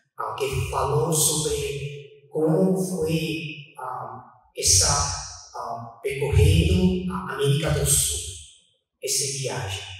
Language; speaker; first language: Portuguese; non-native, fluent; Chinese